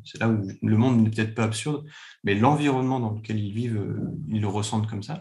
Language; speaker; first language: French; native; French